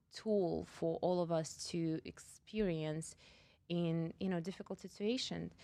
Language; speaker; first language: English; non-native, fluent; Russian